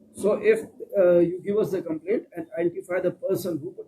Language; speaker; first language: English; non-native, local second language; Kannada